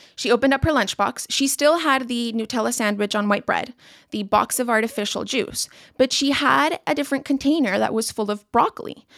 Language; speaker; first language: English; non-native, local second language; Spanish